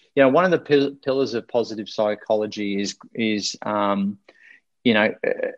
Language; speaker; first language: English; native; English